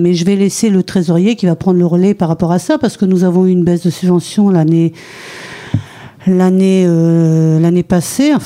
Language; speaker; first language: French; native; French